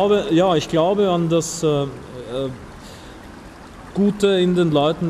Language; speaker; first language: German; native; German